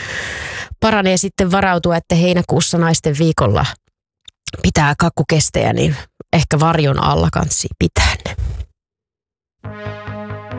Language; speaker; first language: Finnish; native; Finnish